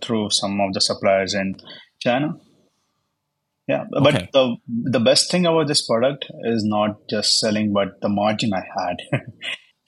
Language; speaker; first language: English; non-native, local second language; Hindi